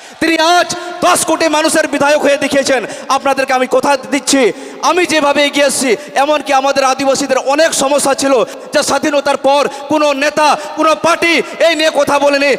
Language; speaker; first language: Bangla; non-native, local second language; Santali